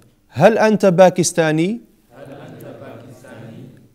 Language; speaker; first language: Arabic; non-native, fluent; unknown